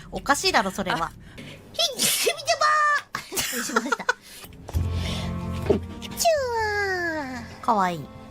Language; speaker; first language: Japanese; native; Japanese